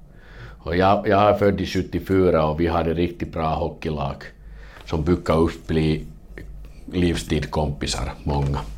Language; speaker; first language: Swedish; non-native, fluent; Finnish